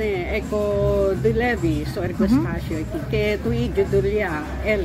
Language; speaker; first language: Greek; non-native, learner; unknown